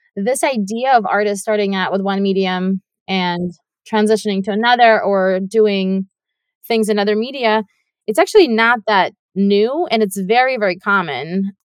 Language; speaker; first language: English; non-native, fluent; Russian